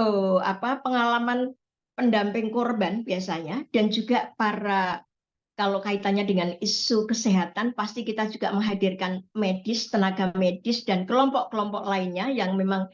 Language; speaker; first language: Indonesian; native; Indonesian